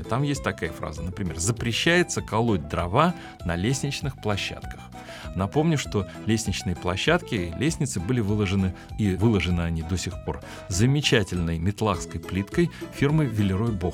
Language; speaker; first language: Russian; native; Russian